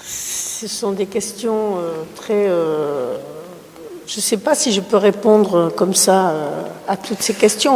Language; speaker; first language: French; early bilingual, other home language; Spanish